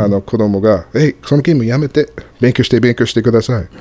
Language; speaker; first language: Japanese; non-native, fluent; English